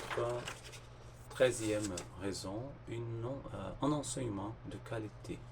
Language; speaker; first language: French; non-native, fluent; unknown